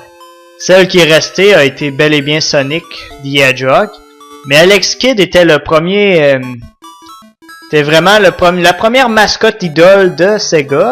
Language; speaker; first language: French; native; French